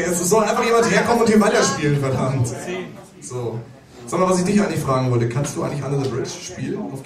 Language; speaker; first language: German; native; German